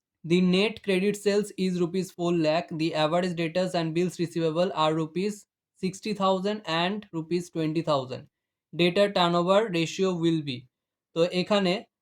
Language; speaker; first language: English; non-native, local second language; Bangla